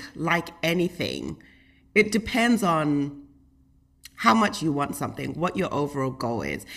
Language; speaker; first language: English; native; English